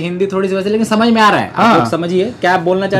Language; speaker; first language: Hindi; native; Hindi